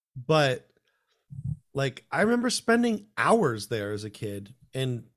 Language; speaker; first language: English; native; English